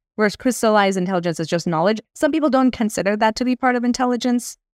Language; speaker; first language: English; non-native, local second language; Hindi